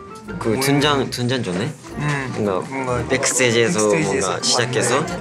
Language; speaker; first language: Korean; non-native, fluent; Japanese